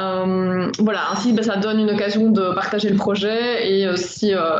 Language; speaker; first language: French; native; French